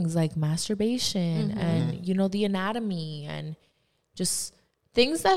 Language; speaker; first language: English; non-native, fluent; Spanish